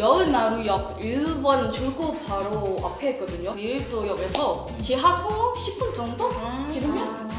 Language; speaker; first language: Korean; non-native, learner; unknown